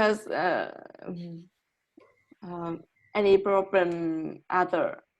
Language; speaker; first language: English; non-native, learner; Vietnamese